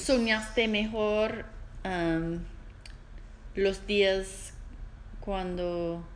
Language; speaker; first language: Spanish; non-native, learner; English